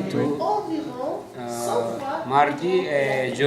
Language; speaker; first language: French; non-native, learner; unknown